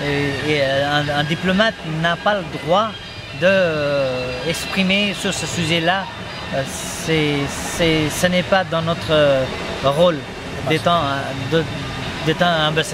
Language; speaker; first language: French; non-native, fluent; Nepali